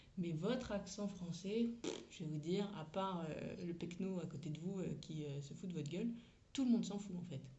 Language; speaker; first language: French; native; French